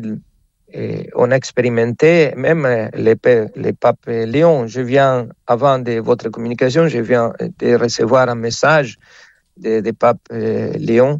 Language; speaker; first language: French; non-native, fluent; Spanish